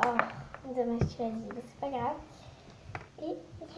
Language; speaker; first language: French; native; French